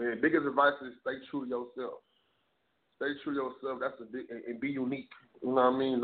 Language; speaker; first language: English; native; English